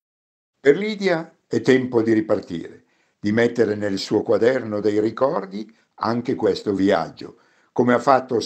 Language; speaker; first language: Italian; native; Italian